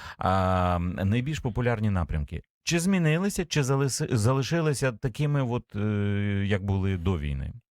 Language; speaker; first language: Ukrainian; native; Ukrainian